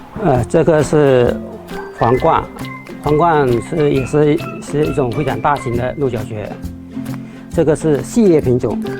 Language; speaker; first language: Chinese; native; Chinese